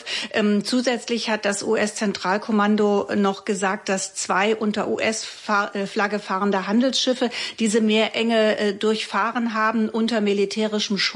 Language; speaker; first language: German; native; German